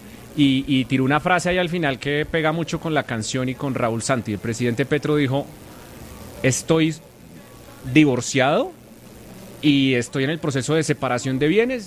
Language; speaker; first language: Spanish; native; Spanish